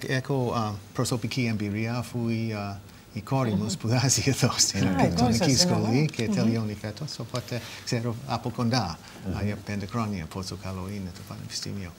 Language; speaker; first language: Greek; non-native, fluent; English